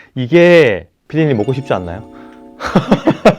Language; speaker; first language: Korean; native; Korean